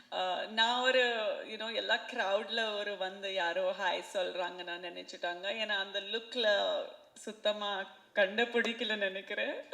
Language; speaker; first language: Tamil; non-native, fluent; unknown